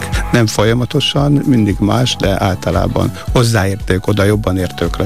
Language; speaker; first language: Hungarian; native; Hungarian